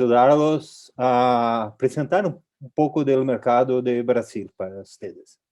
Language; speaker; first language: Spanish; non-native, local second language; Portuguese